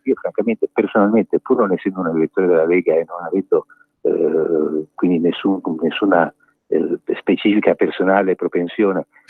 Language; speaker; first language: Italian; native; Italian